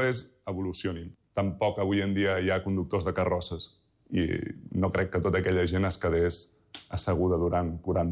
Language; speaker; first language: Catalan; native; Catalan